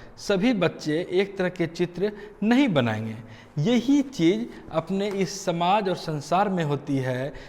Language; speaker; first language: Hindi; native; Hindi